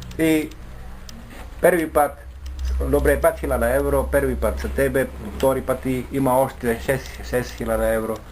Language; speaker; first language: Bulgarian; non-native, learner; Finnish